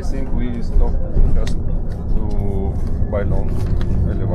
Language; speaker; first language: English; non-native, learner; Russian